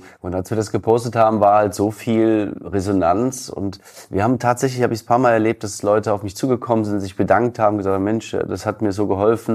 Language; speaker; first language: German; native; German